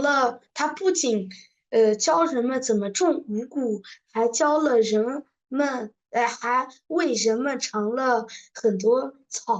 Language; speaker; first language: Chinese; early bilingual, heritage; Chinese